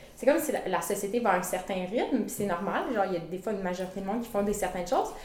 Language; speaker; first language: French; native; French